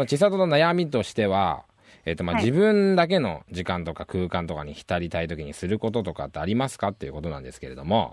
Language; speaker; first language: Japanese; native; Japanese